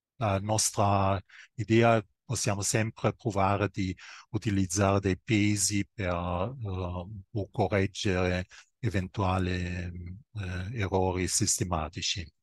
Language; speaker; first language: Italian; non-native, fluent; German